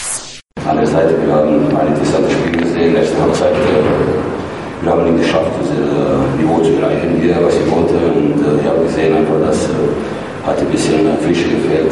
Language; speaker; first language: German; non-native, learner; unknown